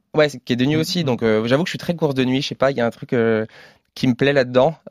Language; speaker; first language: French; native; French